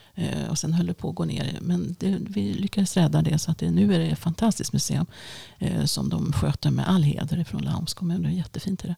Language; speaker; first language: Swedish; early bilingual, other home language; Finnish